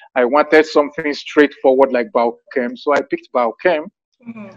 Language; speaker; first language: English; non-native, local second language; Yoruba